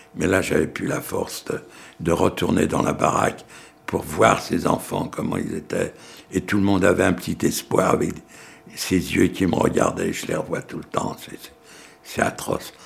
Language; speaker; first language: French; early bilingual, other home language; Yiddish